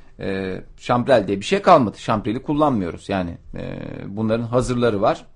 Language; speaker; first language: Turkish; native; Turkish